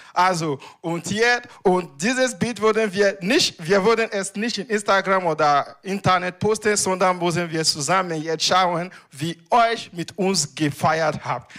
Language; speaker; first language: German; non-native, learner; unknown